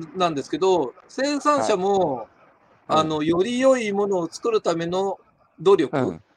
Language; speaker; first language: Japanese; native; Japanese